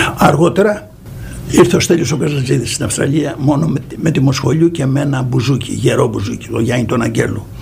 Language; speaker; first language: Greek; native; Greek